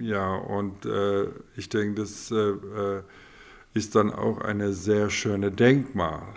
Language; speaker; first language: German; non-native, local second language; Afrikaans